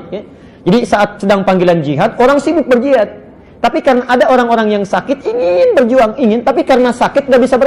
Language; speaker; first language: Indonesian; native; Indonesian